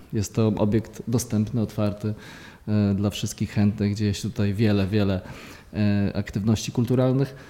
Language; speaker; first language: Polish; native; Polish